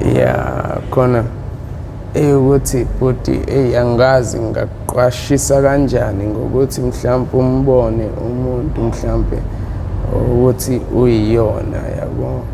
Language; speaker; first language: Zulu; native; Zulu